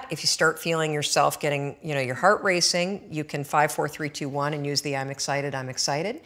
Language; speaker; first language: English; native; English